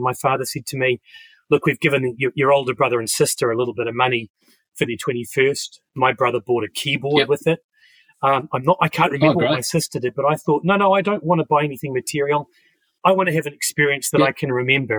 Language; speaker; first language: English; native; English